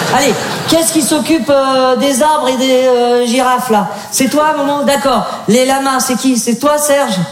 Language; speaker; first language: French; native; French